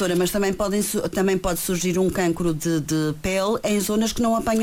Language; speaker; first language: Portuguese; native; Portuguese